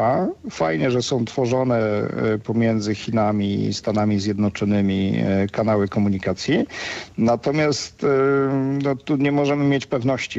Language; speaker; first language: Polish; native; Polish